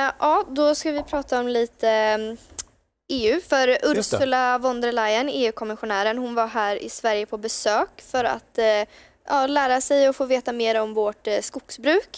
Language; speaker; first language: Swedish; native; Swedish